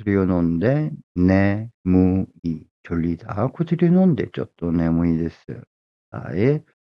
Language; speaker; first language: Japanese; non-native, fluent; Korean